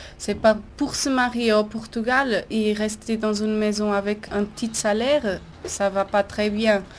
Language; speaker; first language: French; non-native, learner; Portuguese